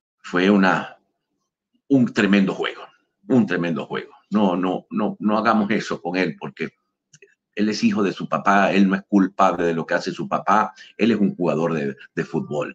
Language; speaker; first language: Spanish; native; Spanish